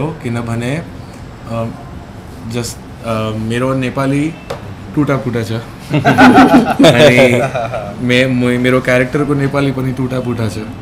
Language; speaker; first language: Nepali; early bilingual, heritage; Nepali